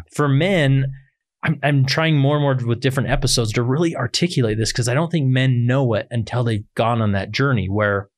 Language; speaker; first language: English; native; English